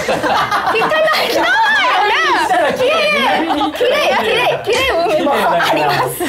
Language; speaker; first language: Japanese; non-native, learner; Chinese